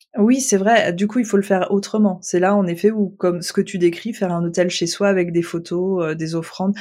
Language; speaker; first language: French; native; French